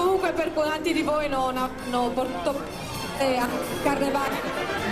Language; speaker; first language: Italian; native; Italian